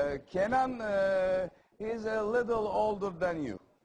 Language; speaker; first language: English; non-native, learner; Turkish